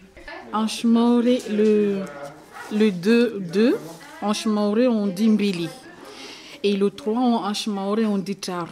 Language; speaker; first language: French; non-native, local second language; Comorian